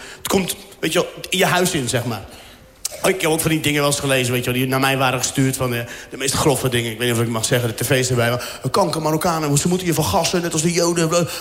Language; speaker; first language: Dutch; early bilingual, other home language; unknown